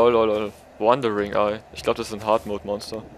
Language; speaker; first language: German; native; German